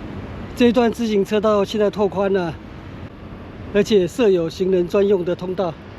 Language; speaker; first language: Chinese; native; Chinese